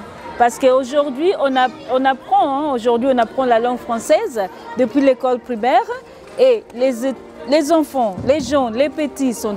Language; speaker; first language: French; non-native, fluent; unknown